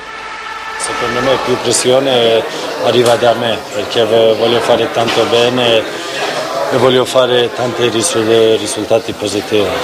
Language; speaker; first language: Italian; non-native, fluent; Swedish